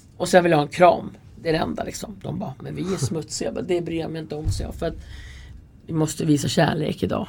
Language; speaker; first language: Swedish; native; Swedish